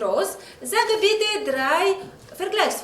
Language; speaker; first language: German; non-native, fluent; Russian